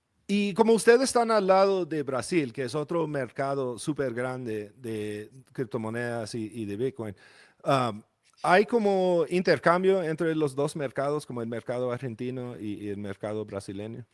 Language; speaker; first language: Spanish; non-native, fluent; English